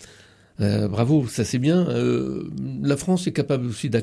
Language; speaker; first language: French; native; French